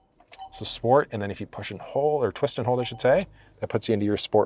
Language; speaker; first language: English; native; English